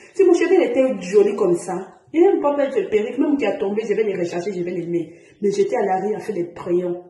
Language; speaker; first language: French; non-native, learner; Portuguese